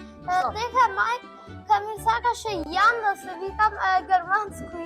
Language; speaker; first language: Macedonian; early bilingual, heritage; Macedonian